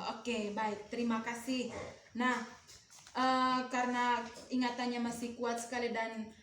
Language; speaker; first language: Indonesian; native; Indonesian